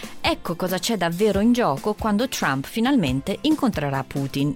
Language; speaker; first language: Italian; native; Italian